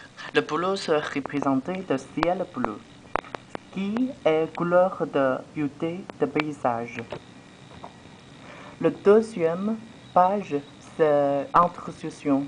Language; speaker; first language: French; non-native, learner; Chinese